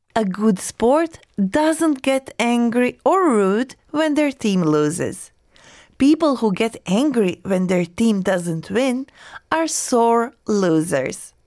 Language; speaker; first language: English; non-native, fluent; Croatian